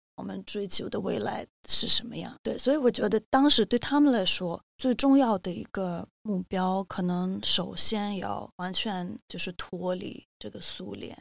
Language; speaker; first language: Chinese; non-native, fluent; Russian